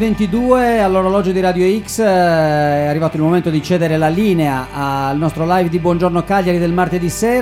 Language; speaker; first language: Italian; native; Italian